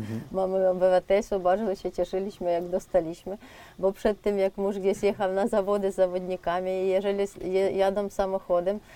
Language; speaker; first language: Polish; non-native, fluent; Ukrainian